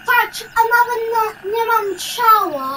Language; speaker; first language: Polish; early bilingual, heritage; Polish